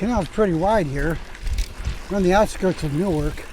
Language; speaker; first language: English; native; English